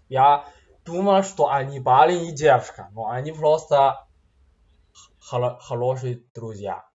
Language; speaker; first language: Russian; non-native, fluent; Chinese